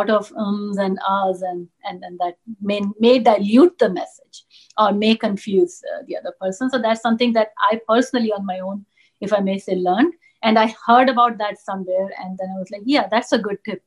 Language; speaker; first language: English; non-native, local second language; Punjabi